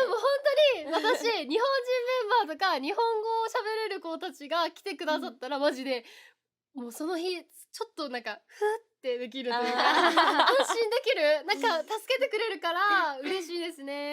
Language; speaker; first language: Japanese; native; Japanese